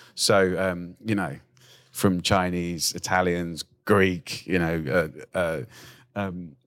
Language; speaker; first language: English; native; English